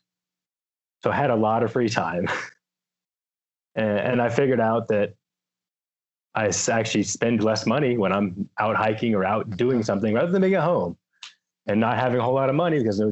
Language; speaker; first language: English; native; English